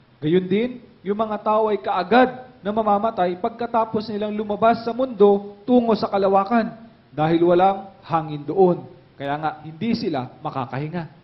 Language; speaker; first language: Filipino; native; Filipino